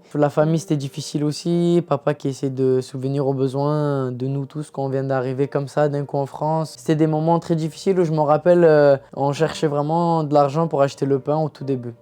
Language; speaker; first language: French; early bilingual, other home language; Turkish